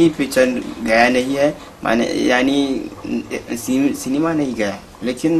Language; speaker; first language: Hindi; non-native, fluent; Hausa